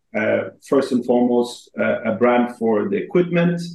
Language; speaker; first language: English; non-native, fluent; Persian